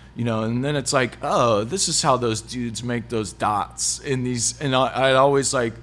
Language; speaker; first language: English; native; English